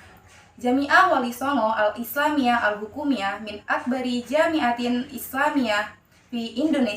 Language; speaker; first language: Arabic; non-native, learner; Indonesian